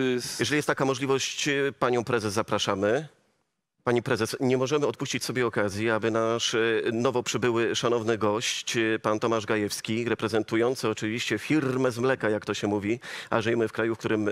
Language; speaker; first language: Polish; native; Polish